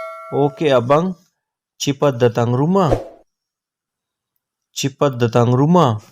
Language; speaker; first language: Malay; non-native, learner; Urdu